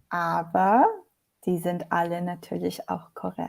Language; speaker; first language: German; non-native, fluent; English